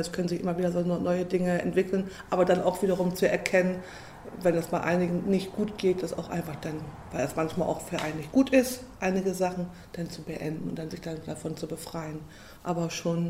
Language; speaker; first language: German; native; German